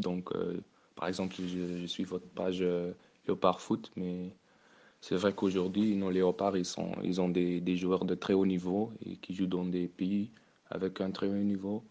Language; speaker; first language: French; early bilingual, other home language; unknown